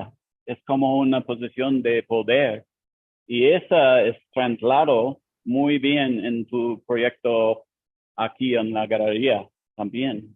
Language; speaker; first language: Spanish; non-native, learner; English